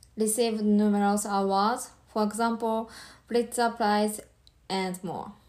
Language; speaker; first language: English; non-native, learner; Japanese